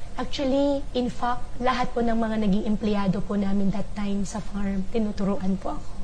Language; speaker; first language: Filipino; non-native, local second language; Chinese